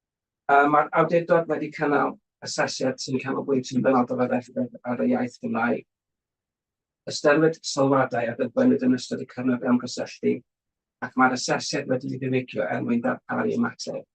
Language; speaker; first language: Welsh; native; Welsh